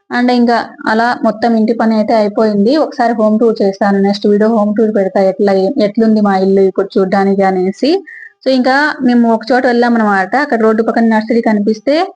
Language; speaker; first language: Telugu; native; Telugu